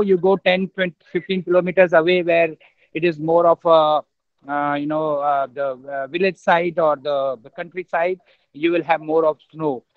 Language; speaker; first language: English; non-native, local second language; Hindi